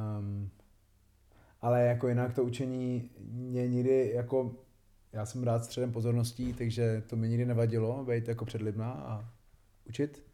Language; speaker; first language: Czech; non-native, fluent; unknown